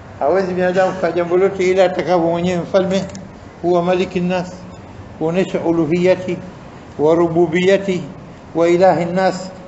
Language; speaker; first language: Swahili; native; Swahili